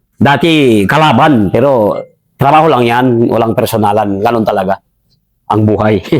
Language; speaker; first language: Filipino; non-native, local second language; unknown